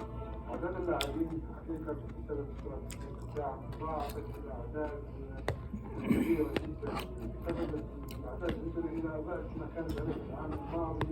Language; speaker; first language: Arabic; native; Arabic